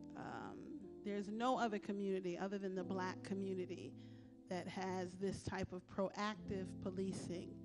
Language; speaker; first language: English; native; English